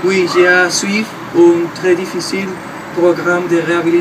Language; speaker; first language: French; non-native, learner; Spanish